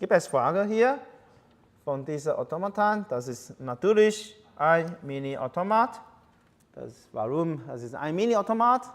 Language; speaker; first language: German; non-native, learner; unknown